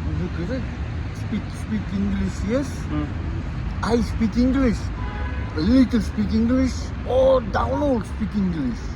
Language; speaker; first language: English; non-native, learner; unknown